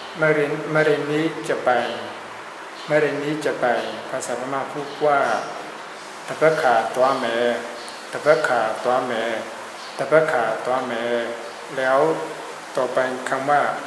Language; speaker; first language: Thai; non-native, fluent; Burmese